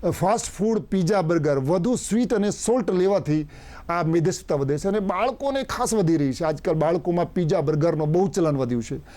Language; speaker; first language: Gujarati; non-native, local second language; Hindi